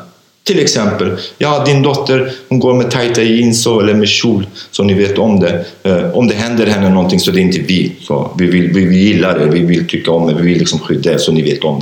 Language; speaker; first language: Swedish; non-native, fluent; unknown